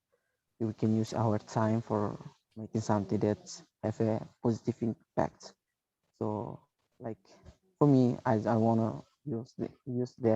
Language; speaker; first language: English; non-native, learner; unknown